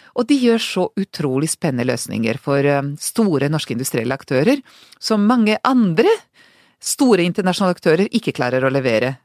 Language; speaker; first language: Norwegian; non-native, fluent; Hungarian